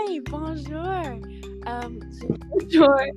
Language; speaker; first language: French; non-native, learner; English